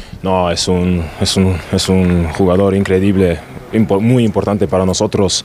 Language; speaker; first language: Spanish; non-native, learner; German